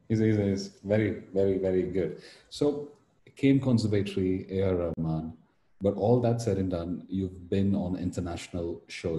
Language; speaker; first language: English; non-native, local second language; Tamil